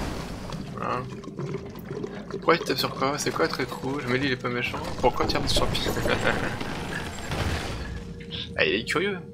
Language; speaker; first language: French; native; French